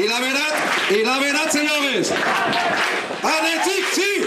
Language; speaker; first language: Spanish; non-native, learner; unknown